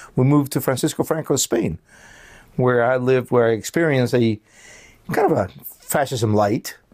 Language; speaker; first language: English; early bilingual, other home language; Spanish